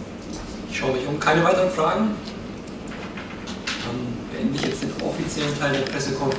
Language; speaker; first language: German; native; German